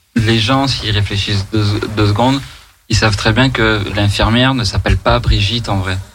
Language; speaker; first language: French; native; French